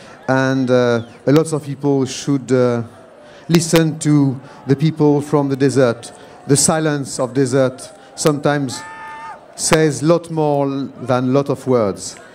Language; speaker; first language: English; non-native, fluent; French